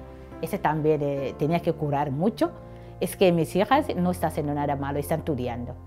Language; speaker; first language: Spanish; non-native, learner; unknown